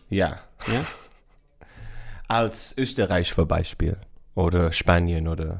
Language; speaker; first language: German; non-native, learner; English